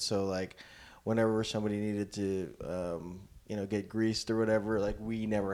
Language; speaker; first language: English; non-native, local second language; Filipino